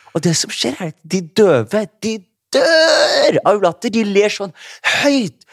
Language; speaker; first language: Norwegian; early bilingual, other home language; Somali